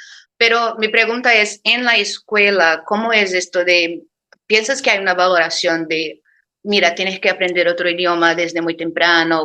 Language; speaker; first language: Spanish; non-native, fluent; Portuguese